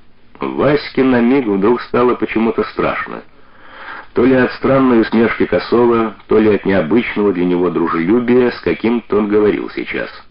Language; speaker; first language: Russian; native; Russian